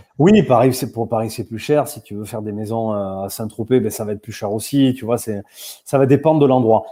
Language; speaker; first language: French; native; French